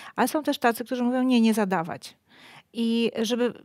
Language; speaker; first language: Polish; native; Polish